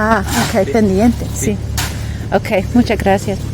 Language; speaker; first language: Spanish; non-native, learner; English